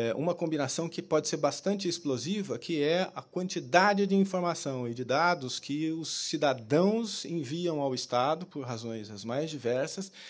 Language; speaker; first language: Portuguese; native; Portuguese